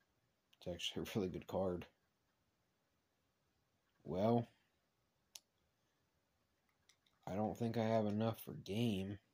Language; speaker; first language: English; native; English